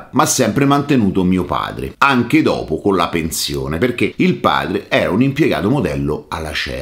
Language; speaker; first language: Italian; native; Italian